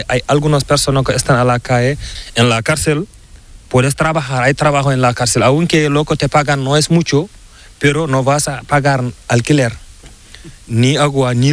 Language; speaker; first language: Spanish; non-native, local second language; Fula